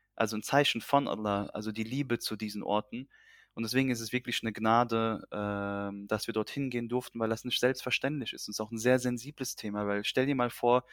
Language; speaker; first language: German; early bilingual, heritage; Urdu